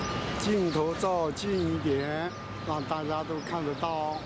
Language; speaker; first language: Chinese; native; Chinese